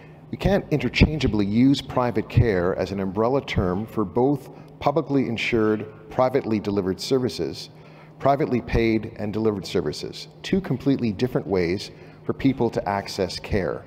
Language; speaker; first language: English; native; English